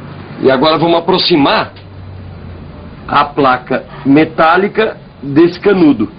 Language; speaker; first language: Portuguese; native; Portuguese